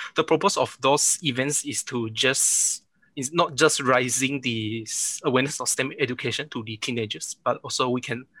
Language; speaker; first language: English; non-native, local second language; Chinese